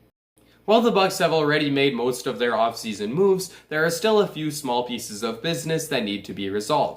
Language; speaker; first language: English; native; English